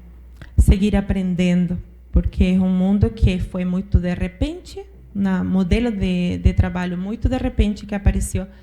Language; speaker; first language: Portuguese; non-native, fluent; Spanish